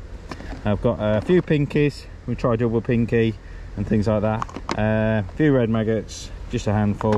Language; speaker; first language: English; native; English